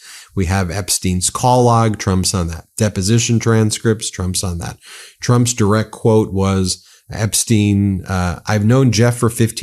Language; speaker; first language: English; native; English